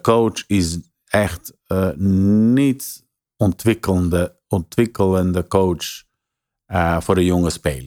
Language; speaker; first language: Dutch; non-native, fluent; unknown